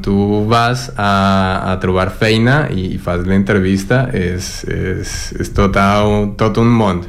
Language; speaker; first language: Catalan; non-native, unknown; Spanish